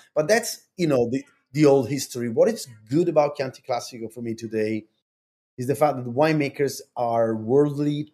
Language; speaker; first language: English; non-native, fluent; Italian